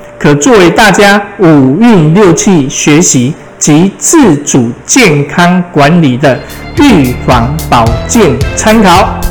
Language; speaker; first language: Chinese; native; Chinese